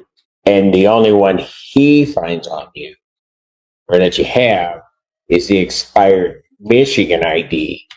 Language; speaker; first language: English; native; English